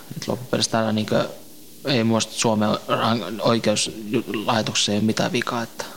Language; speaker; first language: Finnish; early bilingual, other home language; Central Kurdish